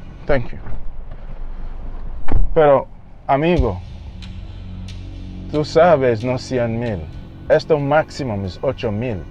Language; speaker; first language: Spanish; non-native, learner; English